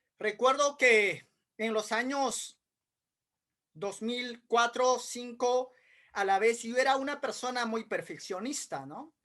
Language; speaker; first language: Spanish; non-native, local second language; Quechua